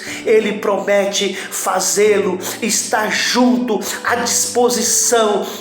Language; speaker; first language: Portuguese; native; Portuguese